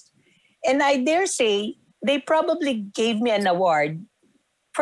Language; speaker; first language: English; non-native, local second language; Filipino